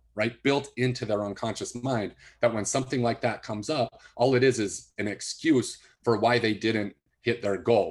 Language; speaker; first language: English; native; English